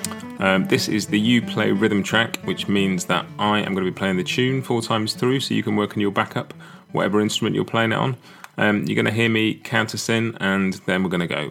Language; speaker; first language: English; native; English